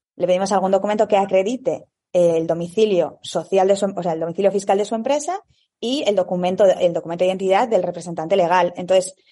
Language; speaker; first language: Spanish; native; Spanish